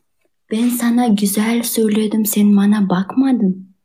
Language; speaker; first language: Turkish; non-native, learner; Kazakh